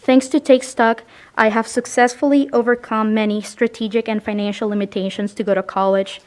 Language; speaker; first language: English; early bilingual, other home language; Spanish